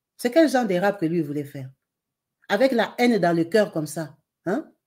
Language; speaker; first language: French; non-native, local second language; Lingala